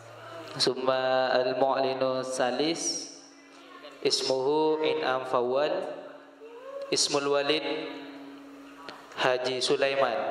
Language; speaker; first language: Arabic; non-native, fluent; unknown